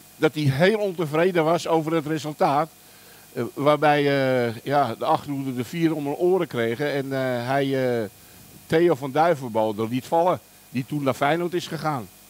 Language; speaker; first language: Dutch; early bilingual, other home language; German